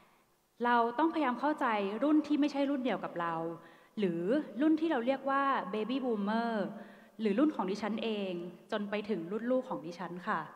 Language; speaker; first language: Thai; native; Thai